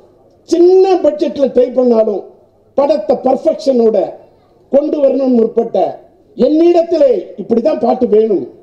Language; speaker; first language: Tamil; native; Tamil